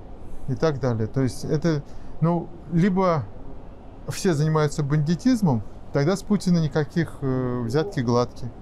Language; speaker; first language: Russian; native; Russian